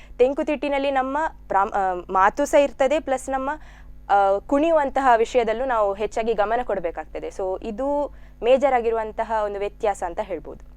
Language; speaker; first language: Kannada; non-native, local second language; Tulu